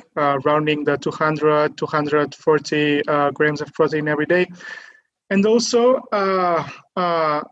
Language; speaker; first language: English; non-native, fluent; Catalan